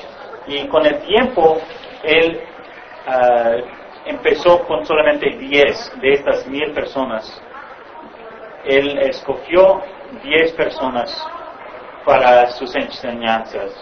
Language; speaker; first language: Spanish; non-native, fluent; English